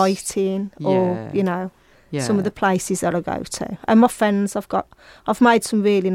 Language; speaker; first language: English; native; English